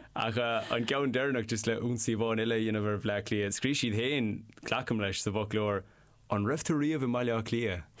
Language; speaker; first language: Irish; non-native, local second language; English